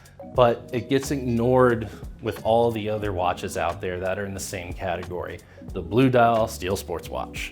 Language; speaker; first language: English; native; English